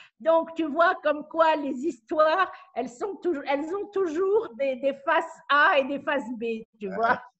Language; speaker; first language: French; non-native, local second language; Arabic